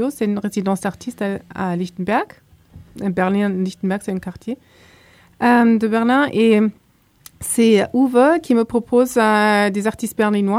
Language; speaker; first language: French; non-native, fluent; German